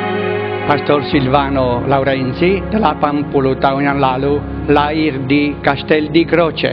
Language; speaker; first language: Indonesian; non-native, fluent; Italian